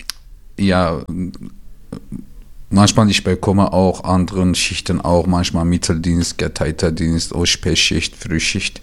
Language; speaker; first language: German; non-native, learner; Turkish